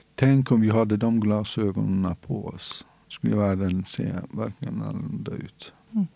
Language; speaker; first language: Swedish; non-native, fluent; Central Kurdish